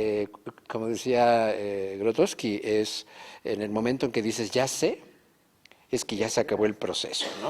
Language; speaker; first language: Spanish; native; Spanish